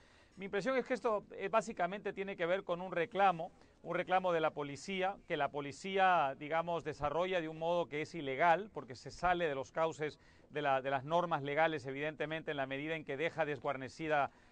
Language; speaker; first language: Spanish; native; Spanish